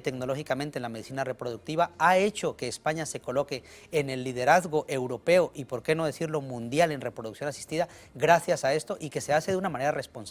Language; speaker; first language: Spanish; native; Spanish